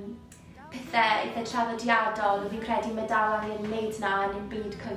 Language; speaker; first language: Welsh; native; Welsh